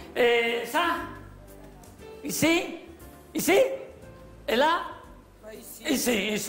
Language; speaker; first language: French; non-native, learner; Spanish